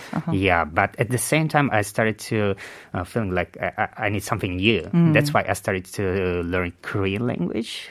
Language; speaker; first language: English; non-native, learner; Uzbek